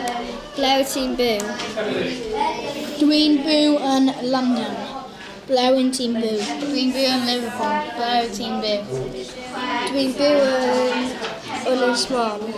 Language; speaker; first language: Welsh; non-native, local second language; English